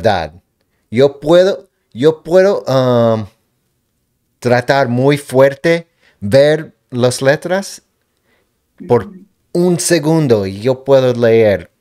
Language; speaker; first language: Spanish; non-native, learner; English